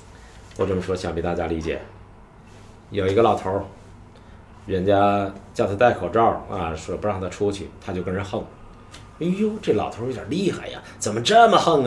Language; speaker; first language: Chinese; native; Chinese